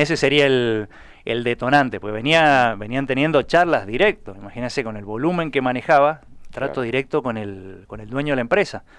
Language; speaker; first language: Spanish; native; Spanish